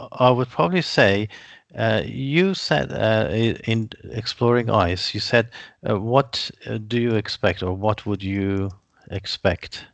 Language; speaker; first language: English; non-native, fluent; Persian